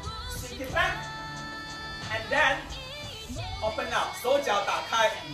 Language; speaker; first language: English; non-native, local second language; Chinese